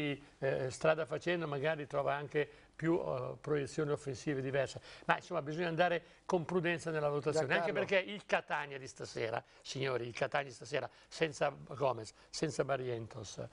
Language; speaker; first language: Italian; native; Italian